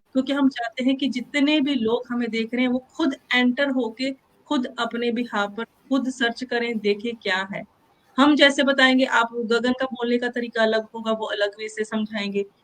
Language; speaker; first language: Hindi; non-native, local second language; Punjabi